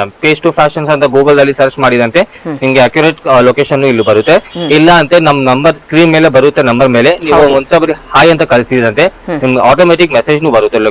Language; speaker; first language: Kannada; non-native, local second language; Telugu